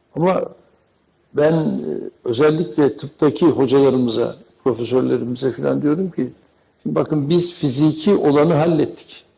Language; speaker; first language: Turkish; native; Turkish